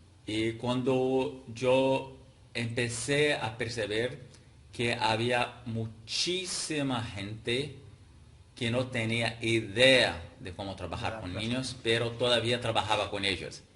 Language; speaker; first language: Spanish; non-native, fluent; Portuguese